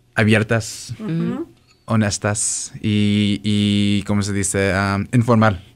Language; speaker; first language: Spanish; early bilingual, heritage; Spanish